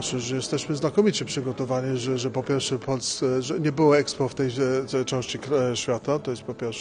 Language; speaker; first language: Polish; early bilingual, heritage; English